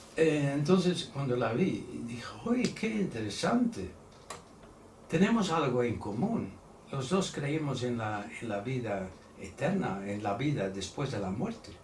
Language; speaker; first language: Spanish; non-native, fluent; Dutch